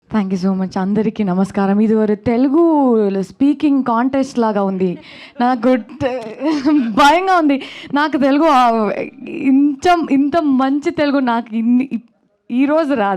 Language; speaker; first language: Telugu; non-native, local second language; Kannada